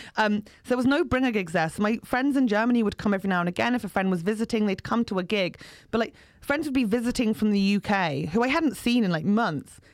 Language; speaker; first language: English; native; English